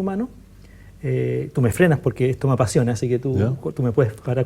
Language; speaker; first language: Spanish; native; Spanish